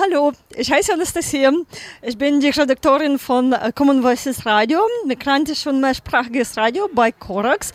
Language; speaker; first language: German; non-native, learner; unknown